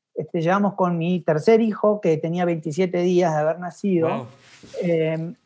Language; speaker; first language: Spanish; native; Spanish